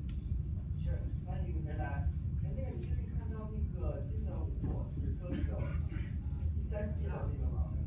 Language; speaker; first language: Chinese; non-native, learner; English